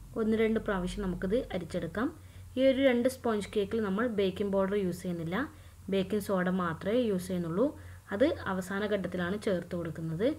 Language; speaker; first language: Malayalam; native; Malayalam